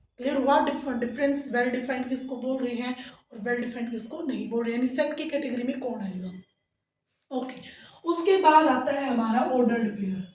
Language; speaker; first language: Hindi; native; Hindi